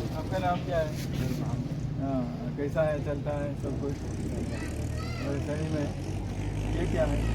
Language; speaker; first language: Hindi; non-native, local second language; Malayalam